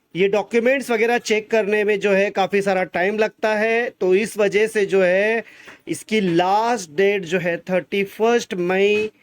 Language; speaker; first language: Hindi; non-native, local second language; Marathi